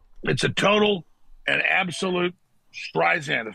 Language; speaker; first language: English; native; English